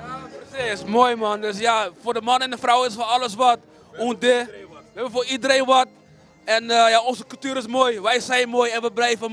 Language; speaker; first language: Dutch; native; Dutch